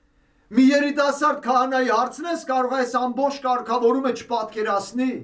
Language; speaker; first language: Armenian; native; Armenian